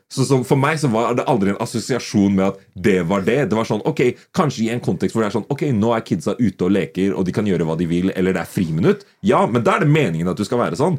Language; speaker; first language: Norwegian; early bilingual, other home language; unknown